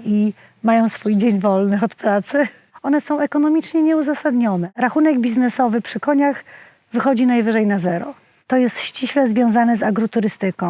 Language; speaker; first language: Polish; native; Polish